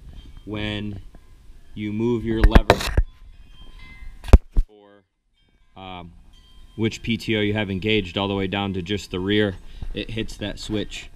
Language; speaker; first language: English; native; English